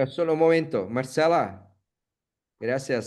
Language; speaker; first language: Spanish; non-native, learner; Portuguese